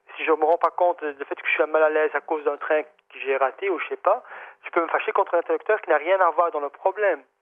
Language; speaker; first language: French; non-native, fluent; Dutch